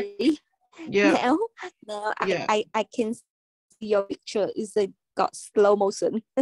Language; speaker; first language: English; non-native, learner; Vietnamese